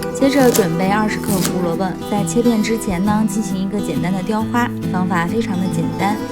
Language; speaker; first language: Chinese; native; Chinese